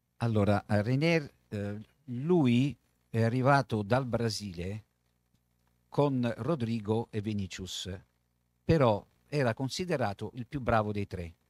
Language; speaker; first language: Italian; native; Italian